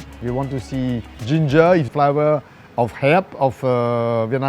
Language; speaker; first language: English; non-native, fluent; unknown